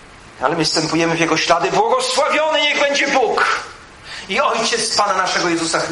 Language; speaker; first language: Polish; native; Polish